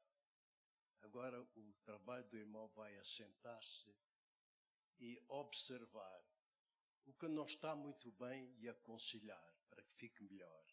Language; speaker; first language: Portuguese; native; Portuguese